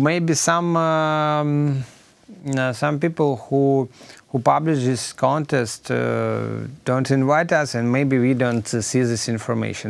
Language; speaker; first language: English; non-native, learner; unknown